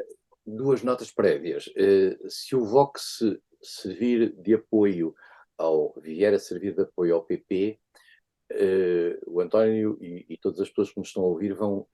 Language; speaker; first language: Portuguese; native; Portuguese